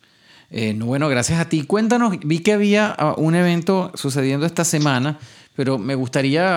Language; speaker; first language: Spanish; native; Spanish